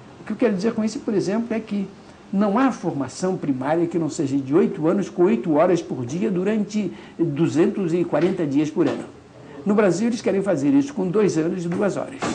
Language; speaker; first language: Portuguese; native; Portuguese